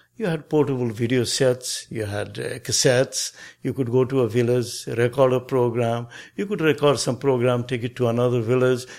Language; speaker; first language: English; non-native, local second language; Nepali